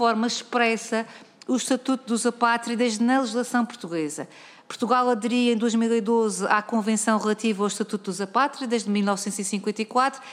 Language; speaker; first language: Portuguese; native; Portuguese